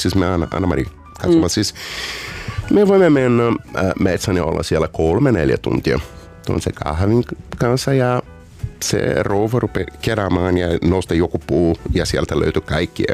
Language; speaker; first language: Finnish; non-native, fluent; Portuguese